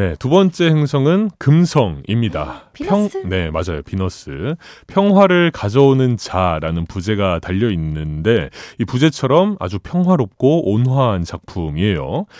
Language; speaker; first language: Korean; native; Korean